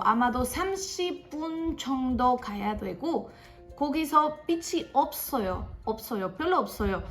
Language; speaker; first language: Korean; non-native, fluent; Spanish